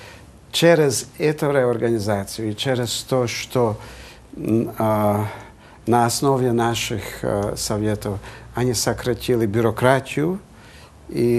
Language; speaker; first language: Russian; non-native, fluent; Hungarian